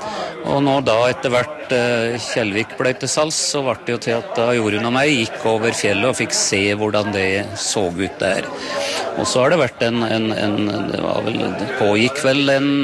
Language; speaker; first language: Norwegian; native; Norwegian